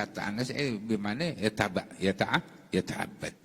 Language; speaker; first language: Arabic; non-native, fluent; Indonesian